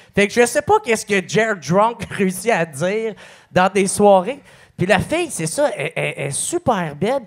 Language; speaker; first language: French; native; French